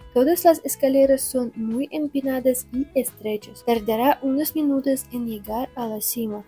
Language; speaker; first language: Spanish; non-native, fluent; Russian